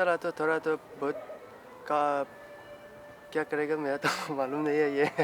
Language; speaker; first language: Hindi; non-native, local second language; Manipuri